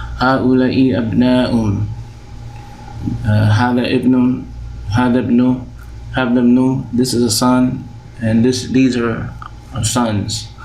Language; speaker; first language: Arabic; non-native, fluent; English